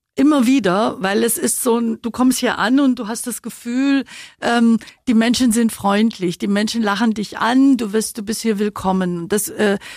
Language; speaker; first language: German; native; German